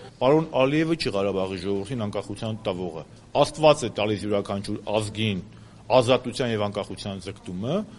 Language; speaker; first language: Armenian; native; Armenian